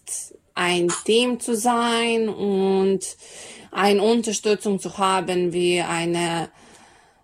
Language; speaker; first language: German; non-native, learner; Serbian